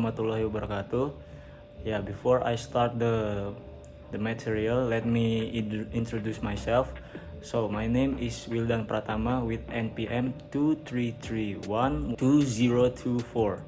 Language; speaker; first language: English; non-native, learner; Indonesian